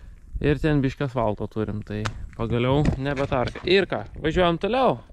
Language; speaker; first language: Lithuanian; native; Lithuanian